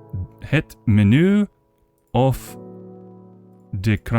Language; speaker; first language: Dutch; non-native, learner; English